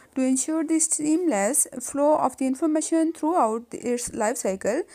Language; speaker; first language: English; non-native, local second language; Urdu